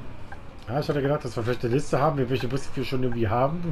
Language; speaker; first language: German; native; German